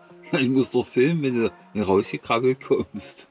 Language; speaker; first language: German; native; German